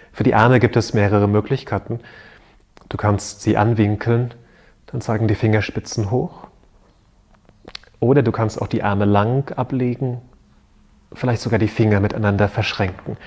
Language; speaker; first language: German; native; German